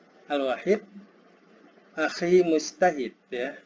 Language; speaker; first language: Arabic; non-native, fluent; Indonesian